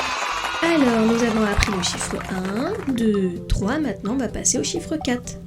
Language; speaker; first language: French; native; French